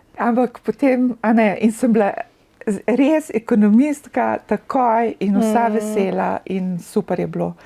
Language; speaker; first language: Slovenian; native; Slovenian